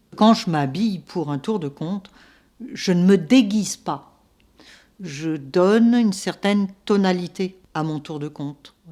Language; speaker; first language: French; native; French